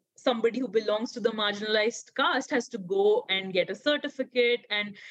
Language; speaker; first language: English; non-native, local second language; Hindi